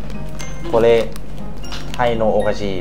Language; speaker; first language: Japanese; non-native, learner; Thai